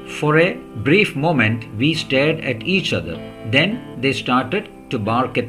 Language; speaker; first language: English; non-native, local second language; Malayalam